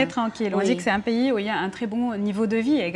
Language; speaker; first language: French; non-native, local second language; Arabic